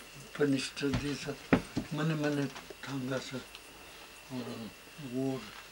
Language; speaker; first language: English; non-native, learner; Tibetan